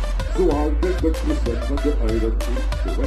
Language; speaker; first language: Dutch; non-native, local second language; French